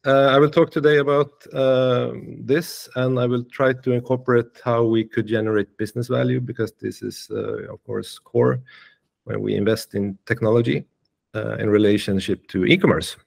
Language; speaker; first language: English; non-native, fluent; Swedish